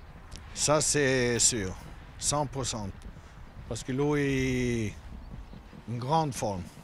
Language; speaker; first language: French; non-native, learner; Swedish